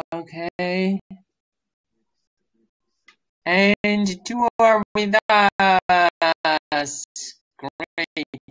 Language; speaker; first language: English; non-native, learner; Russian